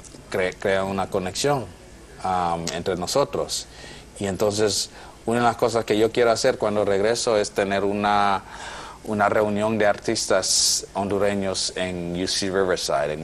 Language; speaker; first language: Spanish; non-native, fluent; English